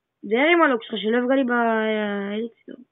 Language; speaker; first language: Hebrew; native; Hebrew